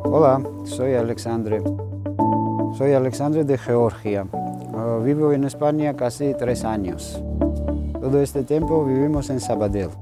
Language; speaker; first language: Spanish; non-native, fluent; Georgian